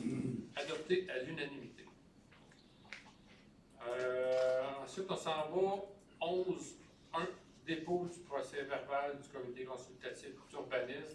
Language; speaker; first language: French; native; French